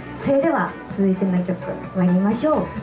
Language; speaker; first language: Japanese; native; Japanese